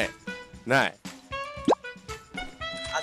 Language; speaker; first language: Japanese; native; Japanese